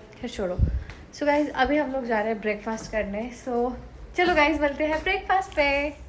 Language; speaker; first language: Hindi; native; Hindi